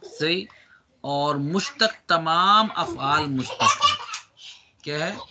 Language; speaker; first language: Urdu; native; Urdu